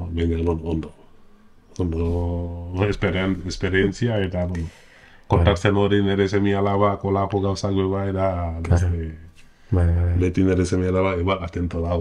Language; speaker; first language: Basque; non-native, learner; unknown